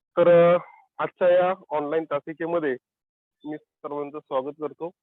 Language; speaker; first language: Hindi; non-native, local second language; Marathi